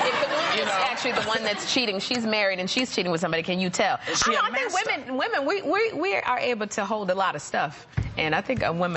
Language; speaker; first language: English; native; English